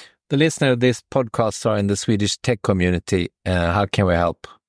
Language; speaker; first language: English; non-native, fluent; Swedish